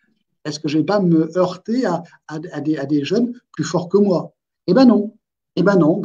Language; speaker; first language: French; native; French